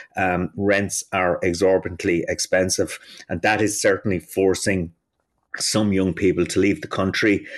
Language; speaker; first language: English; native; English